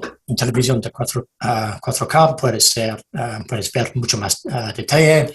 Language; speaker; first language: Spanish; non-native, fluent; English